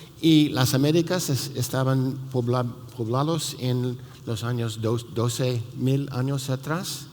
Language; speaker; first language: Spanish; non-native, fluent; English